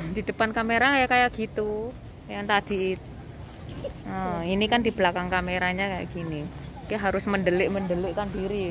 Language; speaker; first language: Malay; non-native, local second language; Javanese